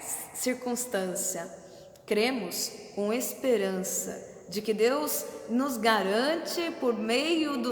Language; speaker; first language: Portuguese; native; Portuguese